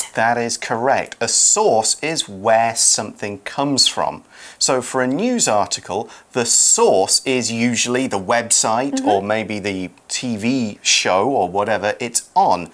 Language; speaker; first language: English; native; English